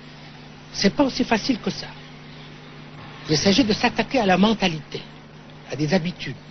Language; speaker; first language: French; non-native, local second language; Arabic